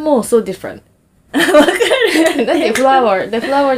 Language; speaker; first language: English; non-native, fluent; Japanese